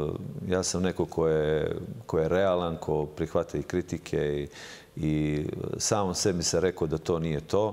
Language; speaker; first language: Serbian; native; Serbian